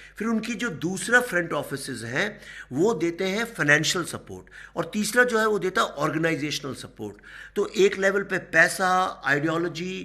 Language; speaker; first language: Hindi; native; Hindi